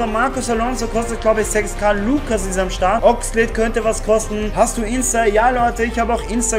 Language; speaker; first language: German; native; German